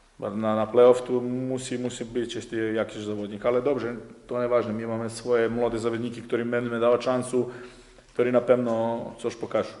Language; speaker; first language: Polish; non-native, fluent; Serbian